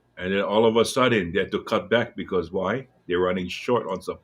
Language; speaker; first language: English; native; English